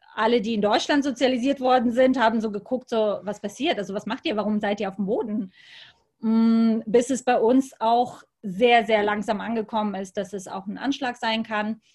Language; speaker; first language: German; native; German